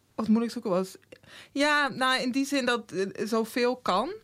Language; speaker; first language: Dutch; early bilingual, other home language; Portuguese